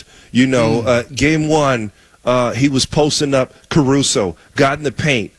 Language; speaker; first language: English; native; English